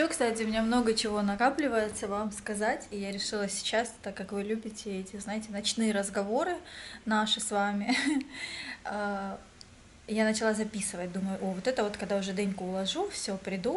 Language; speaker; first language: Russian; native; Russian